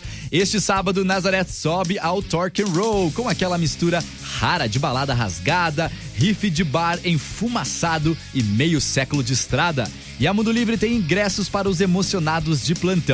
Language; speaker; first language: Portuguese; native; Portuguese